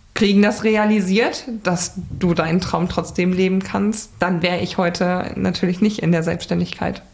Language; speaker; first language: German; native; German